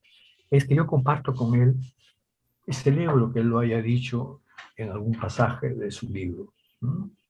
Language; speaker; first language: Spanish; native; Spanish